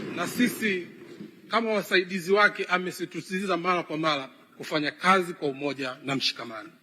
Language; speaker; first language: Swahili; native; Swahili